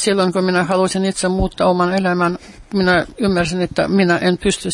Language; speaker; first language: Finnish; non-native, fluent; Russian